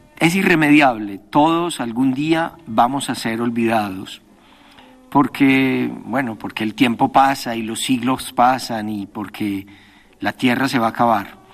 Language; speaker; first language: Spanish; native; Spanish